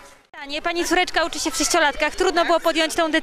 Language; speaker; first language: Polish; native; Polish